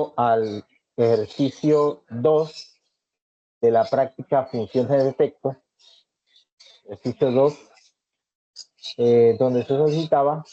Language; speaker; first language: Spanish; native; Spanish